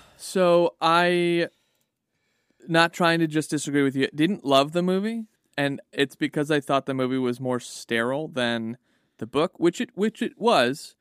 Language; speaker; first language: English; native; English